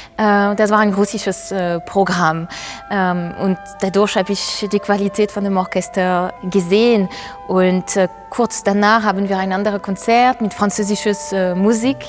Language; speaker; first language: German; non-native, fluent; French